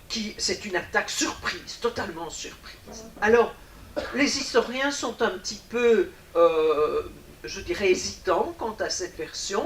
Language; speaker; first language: French; native; French